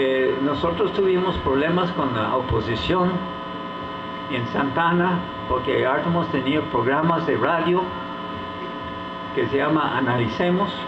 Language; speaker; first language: Spanish; non-native, fluent; English